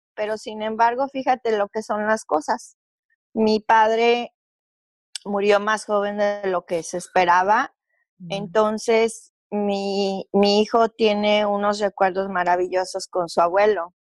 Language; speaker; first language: Spanish; native; Spanish